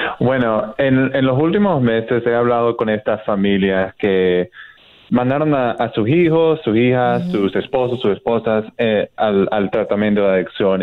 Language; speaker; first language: Spanish; non-native, fluent; English